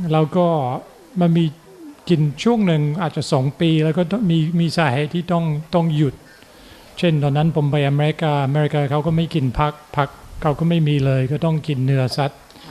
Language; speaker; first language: Thai; non-native, fluent; English